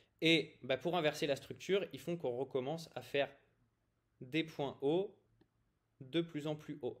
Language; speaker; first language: French; native; French